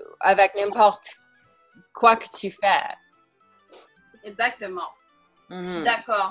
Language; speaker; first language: French; non-native, fluent; English